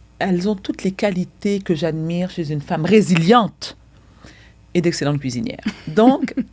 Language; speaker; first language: French; early bilingual, other home language; Haitian Creole